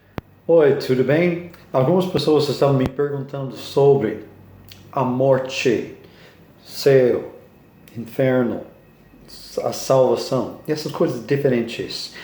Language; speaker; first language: Portuguese; non-native, learner; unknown